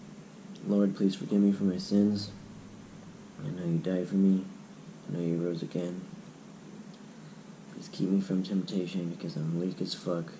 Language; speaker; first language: English; native; English